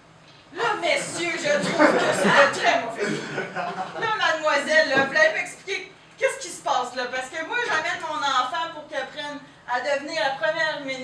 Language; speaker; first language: French; native; French